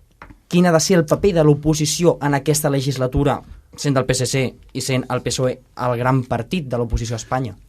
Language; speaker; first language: Catalan; native; Catalan